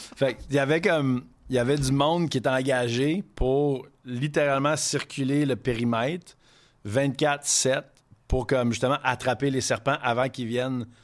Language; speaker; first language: French; native; French